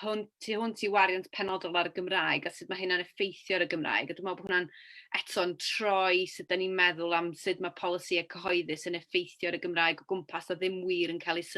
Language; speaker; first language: Welsh; native; Welsh